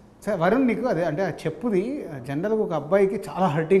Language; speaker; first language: Telugu; native; Telugu